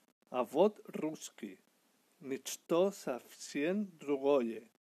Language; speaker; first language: Russian; non-native, learner; Spanish